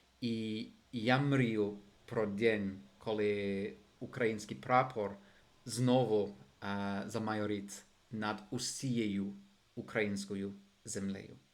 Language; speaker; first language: Ukrainian; non-native, fluent; English